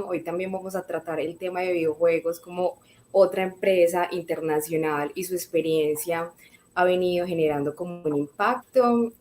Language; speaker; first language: Spanish; native; Spanish